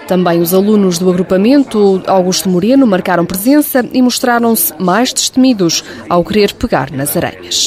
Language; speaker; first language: Portuguese; native; Portuguese